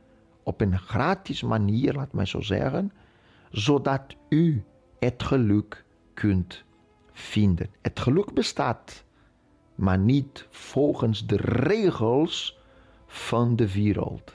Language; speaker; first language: Dutch; non-native, fluent; Portuguese